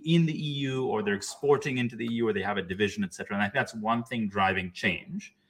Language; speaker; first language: English; non-native, local second language; Urdu